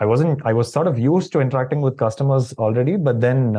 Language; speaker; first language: English; non-native, local second language; Tamil